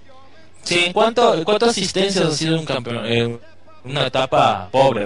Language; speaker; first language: Spanish; native; Spanish